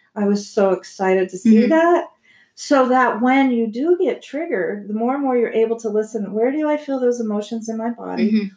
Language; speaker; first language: English; native; English